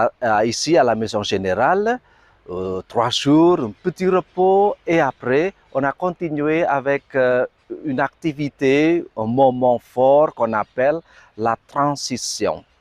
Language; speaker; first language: French; non-native, fluent; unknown